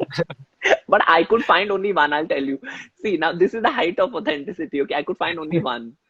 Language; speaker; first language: English; non-native, local second language; Hindi